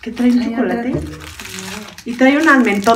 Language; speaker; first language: Spanish; native; Spanish